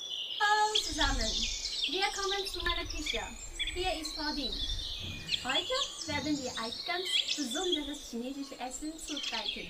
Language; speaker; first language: German; non-native, fluent; Chinese